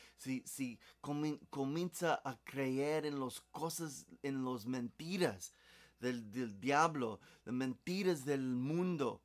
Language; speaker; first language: Spanish; non-native, learner; English